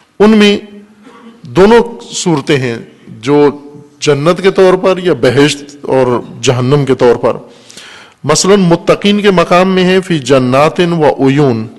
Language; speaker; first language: Urdu; non-native, local second language; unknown